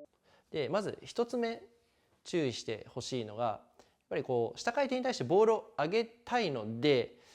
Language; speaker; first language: Japanese; native; Japanese